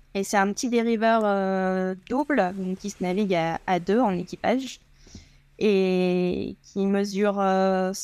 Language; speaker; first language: French; native; French